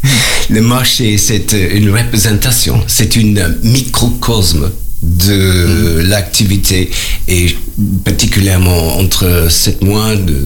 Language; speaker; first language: French; non-native, learner; English